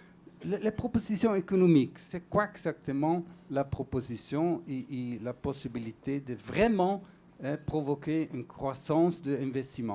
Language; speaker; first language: French; non-native, fluent; Portuguese